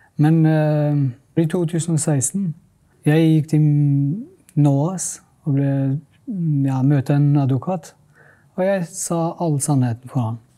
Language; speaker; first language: Norwegian; non-native, fluent; Kurdish